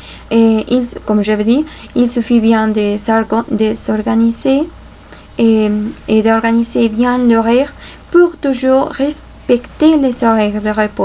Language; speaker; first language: French; non-native, fluent; Spanish